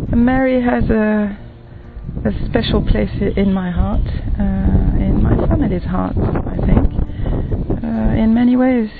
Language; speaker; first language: English; non-native, fluent; French